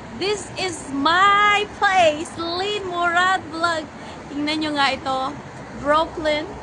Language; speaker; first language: Filipino; non-native, local second language; Cebuano